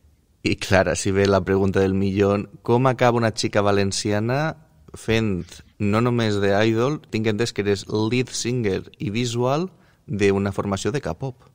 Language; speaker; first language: Catalan; native; Catalan